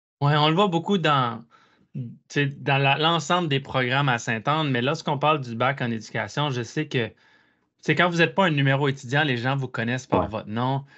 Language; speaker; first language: French; native; French